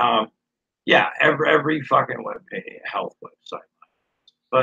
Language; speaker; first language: English; native; English